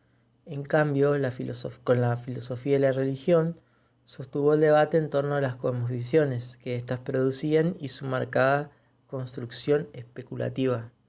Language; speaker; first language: Spanish; native; Spanish